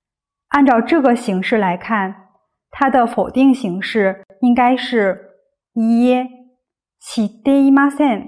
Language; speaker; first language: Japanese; non-native, fluent; Chinese